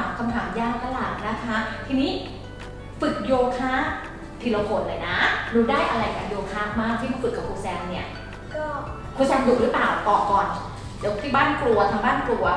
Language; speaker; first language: Thai; native; Thai